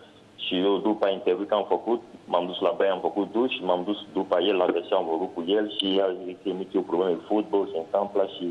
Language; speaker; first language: Romanian; non-native, learner; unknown